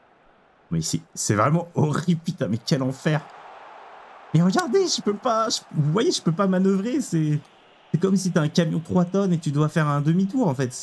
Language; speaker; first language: French; native; French